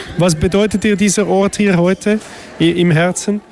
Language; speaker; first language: German; native; German